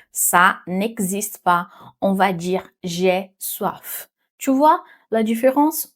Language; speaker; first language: French; non-native, fluent; Portuguese